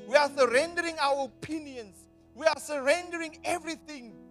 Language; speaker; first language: English; non-native, local second language; Afrikaans